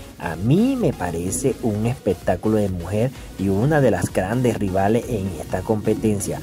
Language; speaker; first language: Spanish; native; Spanish